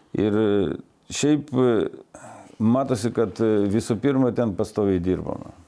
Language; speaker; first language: Lithuanian; non-native, local second language; Russian